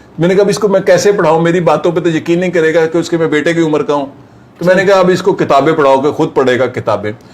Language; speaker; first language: Urdu; non-native, local second language; Punjabi